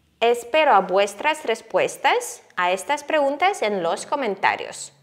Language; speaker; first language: Spanish; non-native, fluent; Ukrainian